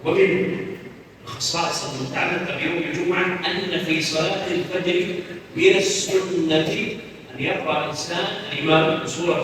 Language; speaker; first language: Arabic; native; Arabic